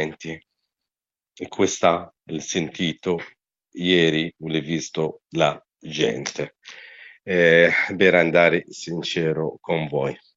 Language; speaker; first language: Italian; non-native, learner; Arabic